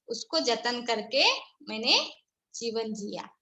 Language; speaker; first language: Hindi; non-native, local second language; Marathi